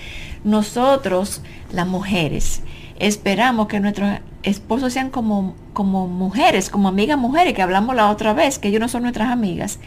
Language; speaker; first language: Spanish; native; Spanish